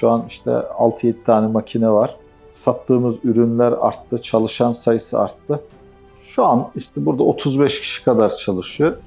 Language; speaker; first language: Turkish; native; Turkish